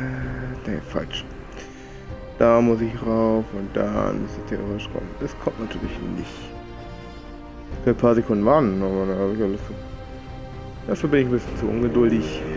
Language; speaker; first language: German; native; German